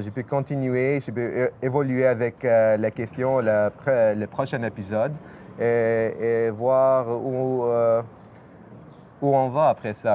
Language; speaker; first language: French; non-native, fluent; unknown